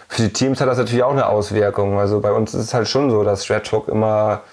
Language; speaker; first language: German; native; German